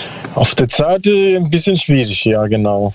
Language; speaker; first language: German; non-native, learner; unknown